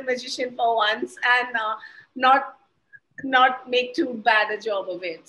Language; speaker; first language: English; non-native, local second language; Hindi